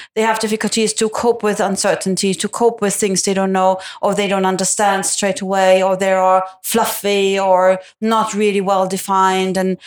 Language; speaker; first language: English; non-native, fluent; Italian